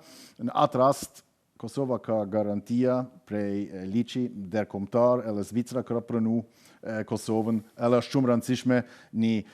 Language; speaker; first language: Albanian; non-native, learner; German